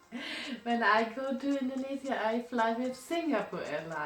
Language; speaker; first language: English; non-native, fluent; German